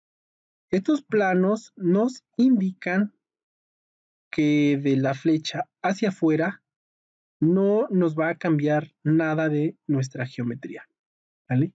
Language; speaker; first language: Spanish; native; Spanish